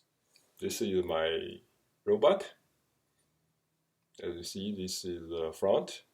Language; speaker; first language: English; non-native, fluent; Chinese